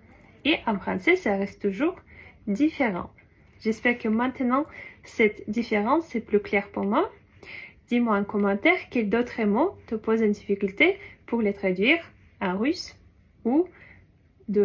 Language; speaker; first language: French; non-native, fluent; Russian